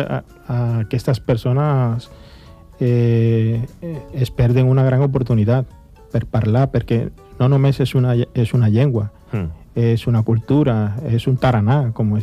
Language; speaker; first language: Catalan; non-native, fluent; Spanish